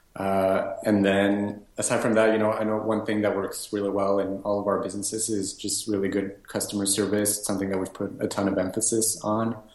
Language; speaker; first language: English; native; English